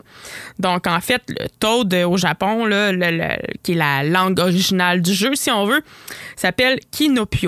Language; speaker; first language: French; native; French